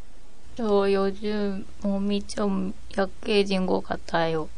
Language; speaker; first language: Korean; non-native, learner; Japanese